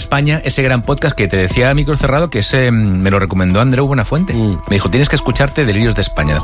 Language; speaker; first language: Spanish; native; Spanish